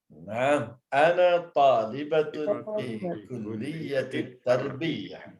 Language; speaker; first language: Arabic; non-native, fluent; Indonesian